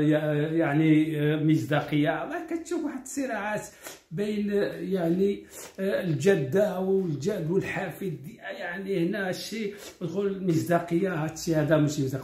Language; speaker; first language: Arabic; native; Arabic